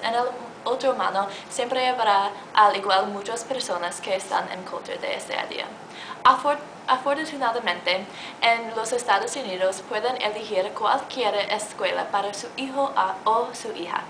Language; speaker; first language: Spanish; non-native, learner; English